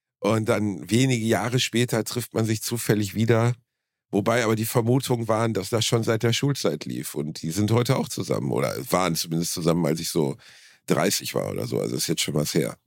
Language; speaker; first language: German; native; German